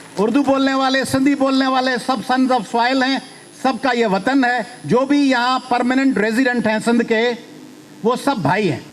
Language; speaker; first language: Urdu; non-native, local second language; Sindhi